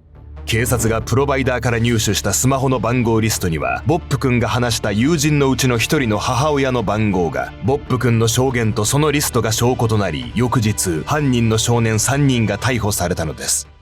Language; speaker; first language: Japanese; native; Japanese